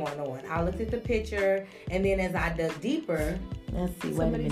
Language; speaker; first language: English; native; English